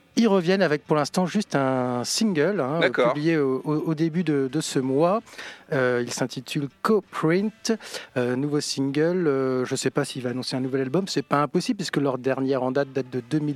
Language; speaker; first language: French; native; French